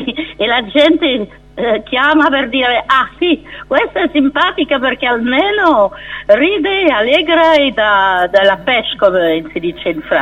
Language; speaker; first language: Italian; non-native, fluent; French